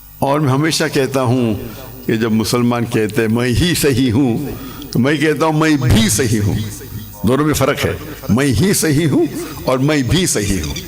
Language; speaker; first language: Urdu; non-native, local second language; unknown